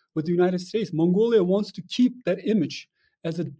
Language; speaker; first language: English; non-native, fluent; Russian